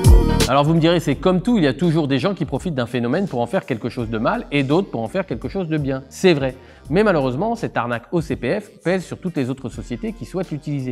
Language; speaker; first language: French; native; French